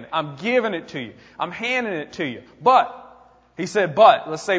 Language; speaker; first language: English; native; English